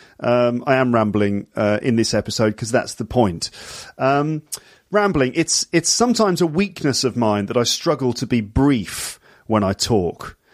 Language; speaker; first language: English; native; English